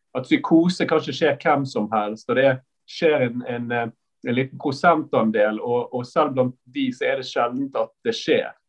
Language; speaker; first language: Norwegian; native; Norwegian